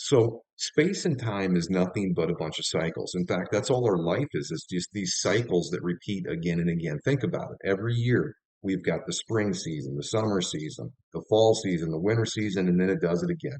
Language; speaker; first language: English; native; English